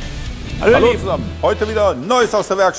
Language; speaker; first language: German; native; German